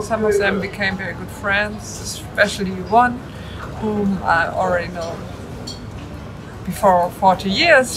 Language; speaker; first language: English; non-native, fluent; German